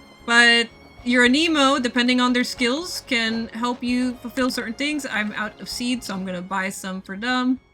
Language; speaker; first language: English; native; English